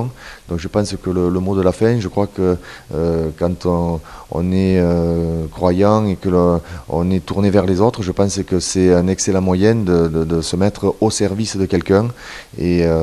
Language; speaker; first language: French; native; French